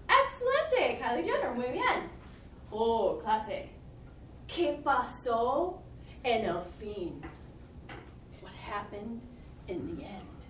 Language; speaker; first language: Spanish; non-native, fluent; English